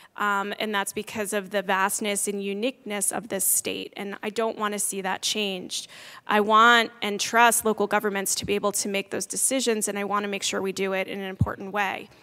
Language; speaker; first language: English; native; English